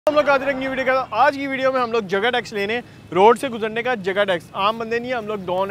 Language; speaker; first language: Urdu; non-native, local second language; Punjabi